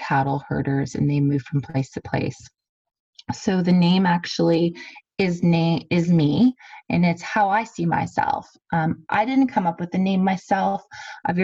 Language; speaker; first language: English; native; English